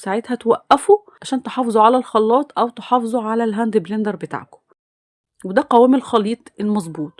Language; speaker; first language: Arabic; native; Arabic